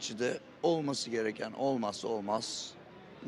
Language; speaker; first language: Turkish; native; Turkish